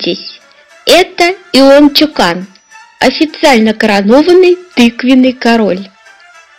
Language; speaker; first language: Russian; native; Russian